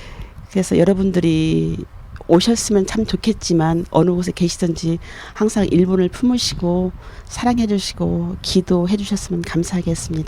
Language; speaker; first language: Korean; native; Korean